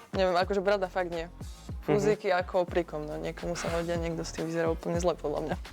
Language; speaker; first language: Slovak; early bilingual, other home language; Ukrainian